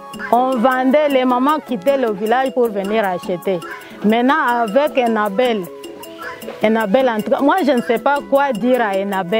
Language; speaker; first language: French; non-native, local second language; Luba-Lulua